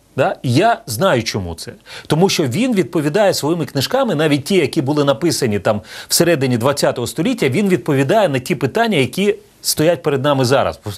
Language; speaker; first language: Ukrainian; non-native, local second language; Russian